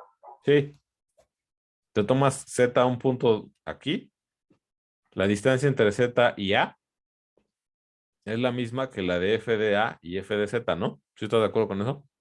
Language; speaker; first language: Spanish; native; Spanish